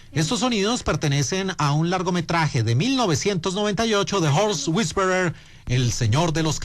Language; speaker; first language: Spanish; native; Spanish